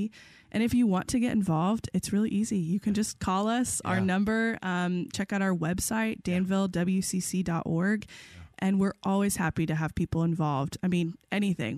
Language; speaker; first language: English; native; English